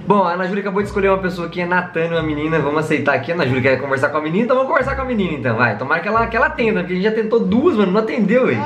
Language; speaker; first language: Portuguese; native; Portuguese